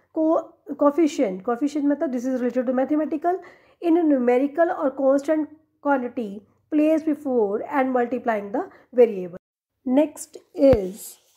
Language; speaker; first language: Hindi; non-native, local second language; Punjabi